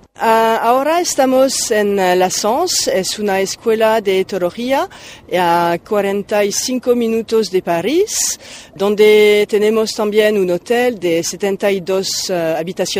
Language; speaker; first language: Spanish; non-native, fluent; French